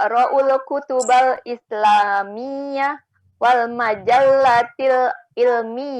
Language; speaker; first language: Arabic; non-native, learner; Indonesian